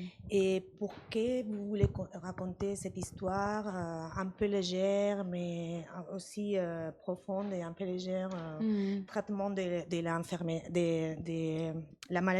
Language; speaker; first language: French; non-native, learner; Spanish